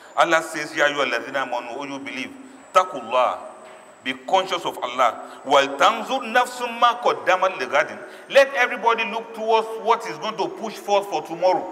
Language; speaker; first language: English; non-native, local second language; Yoruba